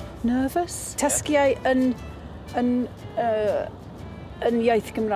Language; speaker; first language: Welsh; non-native, learner; English